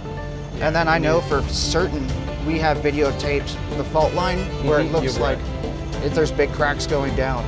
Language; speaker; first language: English; native; English